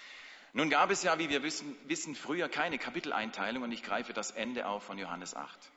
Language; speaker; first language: German; native; German